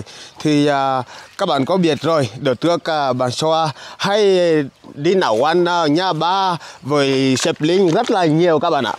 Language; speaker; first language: Vietnamese; non-native, learner; Portuguese